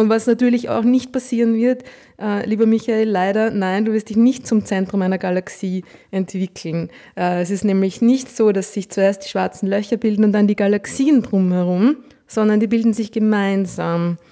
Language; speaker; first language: German; native; German